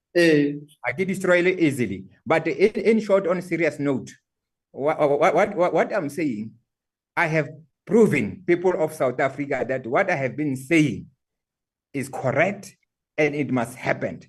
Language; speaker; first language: English; non-native, local second language; Southern Sotho